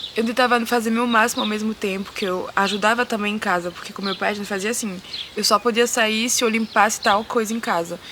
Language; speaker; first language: Portuguese; early bilingual, heritage; Portuguese